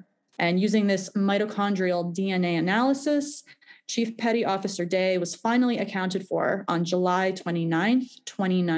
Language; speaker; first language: English; native; English